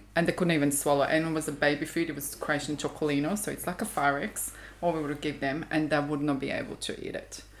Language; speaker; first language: English; non-native, fluent; Croatian